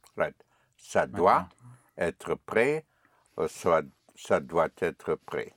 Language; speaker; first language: French; non-native, fluent; English